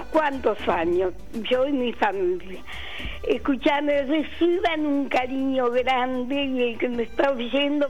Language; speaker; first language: Spanish; native; Spanish